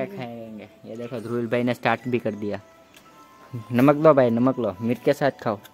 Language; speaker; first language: Hindi; non-native, local second language; Gujarati